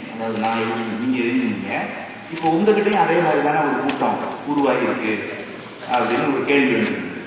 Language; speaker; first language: Tamil; native; Tamil